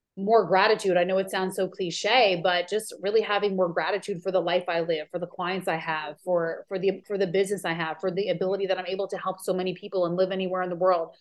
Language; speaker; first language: English; native; English